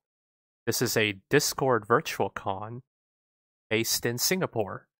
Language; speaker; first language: English; native; English